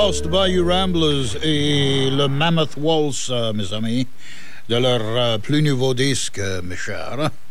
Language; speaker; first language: French; early bilingual, heritage; French